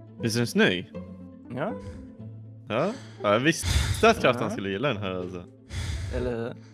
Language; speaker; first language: Swedish; native; Swedish